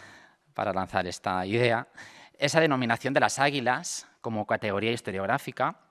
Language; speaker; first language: Spanish; native; Spanish